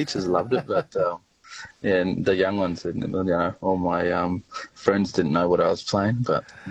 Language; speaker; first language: English; native; English